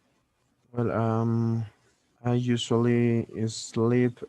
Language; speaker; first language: English; non-native, learner; Spanish